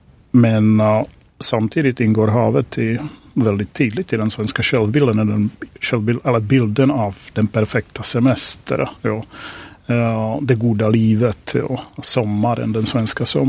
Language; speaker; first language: Swedish; non-native, fluent; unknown